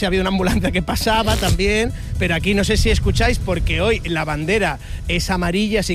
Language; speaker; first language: Spanish; native; Spanish